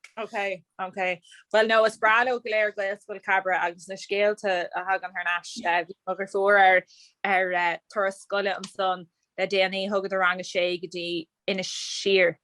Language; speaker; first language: Irish; native; Irish